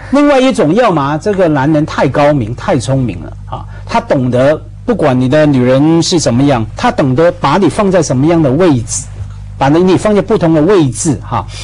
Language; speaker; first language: Chinese; non-native, local second language; Cantonese